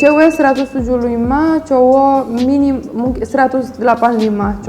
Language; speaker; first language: Indonesian; non-native, fluent; Romanian